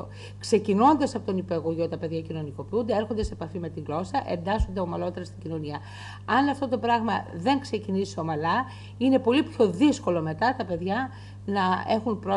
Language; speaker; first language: Greek; native; Greek